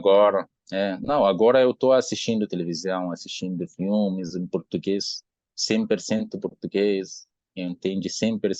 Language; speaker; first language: Portuguese; non-native, learner; Arabic